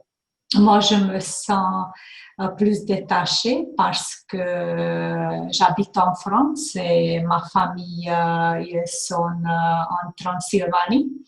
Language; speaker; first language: French; non-native, fluent; Hungarian